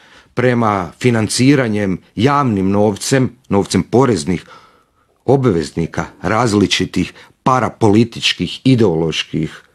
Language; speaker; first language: Croatian; native; Croatian